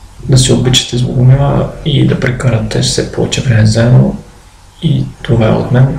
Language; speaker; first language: Bulgarian; native; Bulgarian